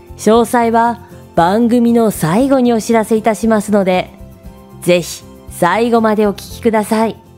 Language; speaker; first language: Japanese; native; Japanese